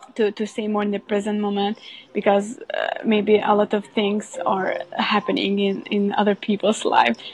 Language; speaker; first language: English; non-native, fluent; Albanian